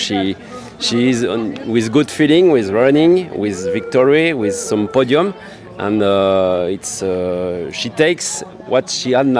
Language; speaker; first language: English; non-native, learner; French